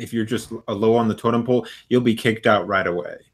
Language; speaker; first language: English; native; English